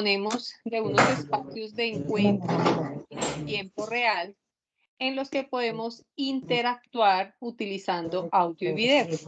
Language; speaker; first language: Spanish; native; Spanish